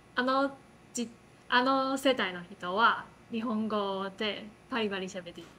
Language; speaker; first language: Japanese; non-native, fluent; Chinese